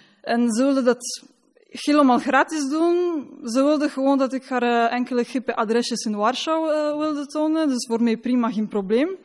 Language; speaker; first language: Dutch; non-native, fluent; Polish